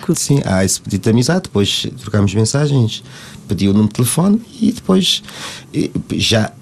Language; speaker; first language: Portuguese; non-native, local second language; Kabuverdianu